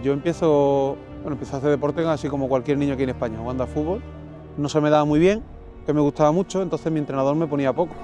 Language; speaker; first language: Spanish; native; Spanish